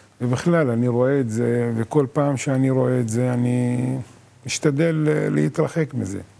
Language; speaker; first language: Hebrew; non-native, local second language; Arabic